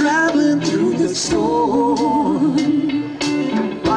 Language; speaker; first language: English; native; English